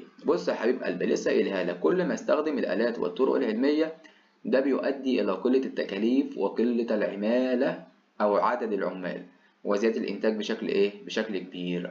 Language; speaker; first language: Arabic; native; Arabic